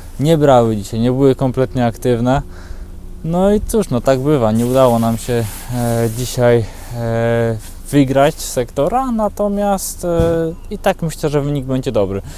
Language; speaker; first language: Polish; native; Polish